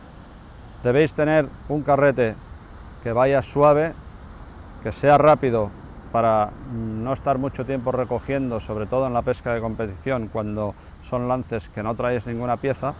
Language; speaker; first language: Spanish; native; Spanish